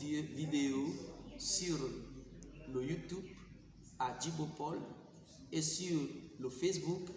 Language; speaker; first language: French; non-native, fluent; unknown